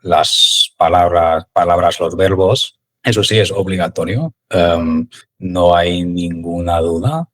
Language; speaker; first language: Spanish; non-native, fluent; English